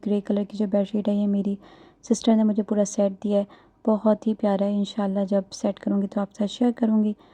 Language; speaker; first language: Urdu; native; Urdu